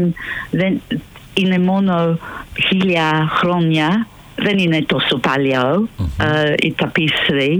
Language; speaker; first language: Greek; non-native, fluent; English